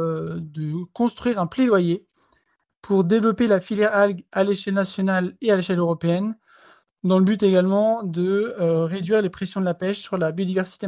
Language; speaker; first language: French; native; French